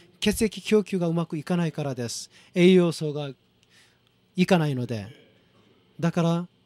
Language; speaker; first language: Japanese; non-native, fluent; Korean